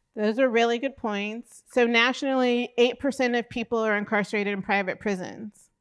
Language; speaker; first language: English; native; English